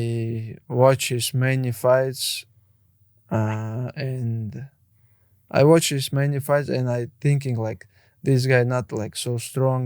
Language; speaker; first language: English; non-native, learner; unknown